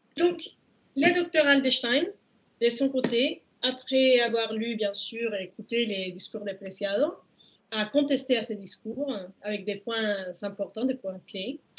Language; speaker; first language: French; non-native, fluent; Spanish